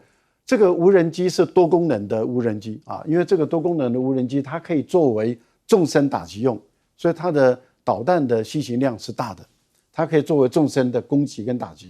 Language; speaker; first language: Chinese; native; Chinese